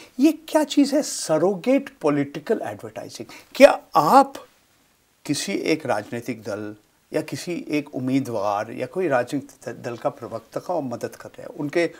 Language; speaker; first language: Hindi; non-native, local second language; Bangla